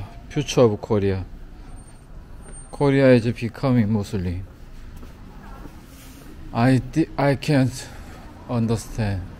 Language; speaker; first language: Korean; non-native, learner; English